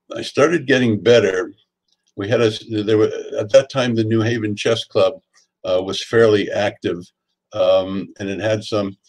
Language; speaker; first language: English; native; English